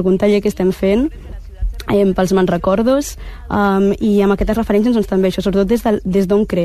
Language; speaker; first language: Catalan; early bilingual, other home language; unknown